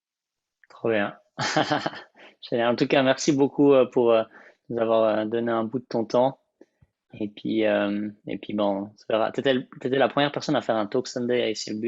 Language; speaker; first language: French; native; French